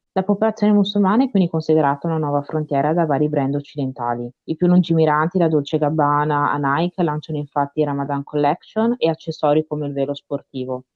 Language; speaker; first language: Italian; early bilingual, other home language; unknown